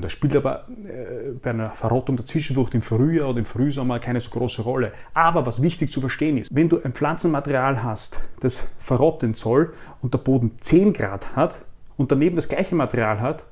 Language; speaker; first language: German; native; German